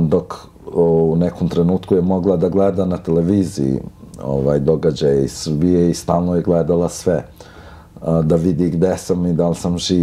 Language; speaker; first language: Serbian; non-native, local second language; Albanian